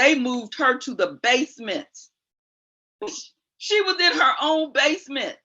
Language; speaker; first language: English; native; English